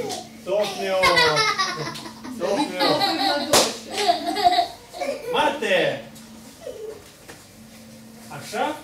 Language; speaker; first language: Hebrew; non-native, learner; Russian